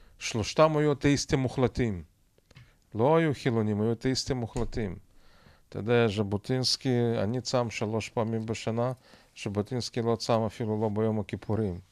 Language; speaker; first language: Hebrew; non-native, fluent; Russian